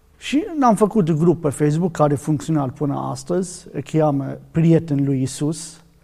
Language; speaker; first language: Romanian; non-native, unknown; Arabic